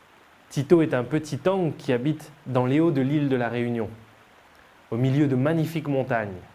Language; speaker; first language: French; native; French